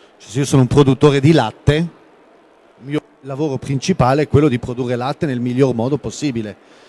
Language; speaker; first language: Italian; non-native, local second language; German